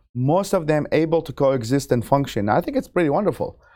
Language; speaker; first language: English; non-native, fluent; Arabic